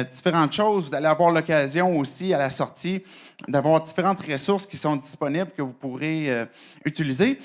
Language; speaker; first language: French; native; French